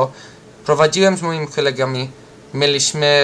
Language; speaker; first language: Polish; early bilingual, heritage; English